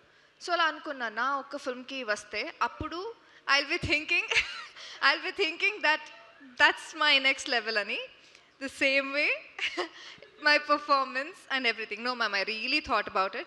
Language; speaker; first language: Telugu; non-native, local second language; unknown